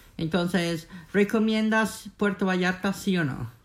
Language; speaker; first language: Spanish; non-native, learner; English